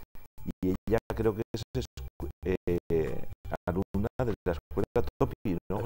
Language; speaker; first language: Spanish; native; Spanish